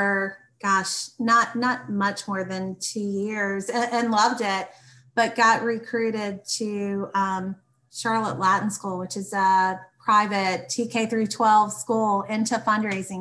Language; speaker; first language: English; native; English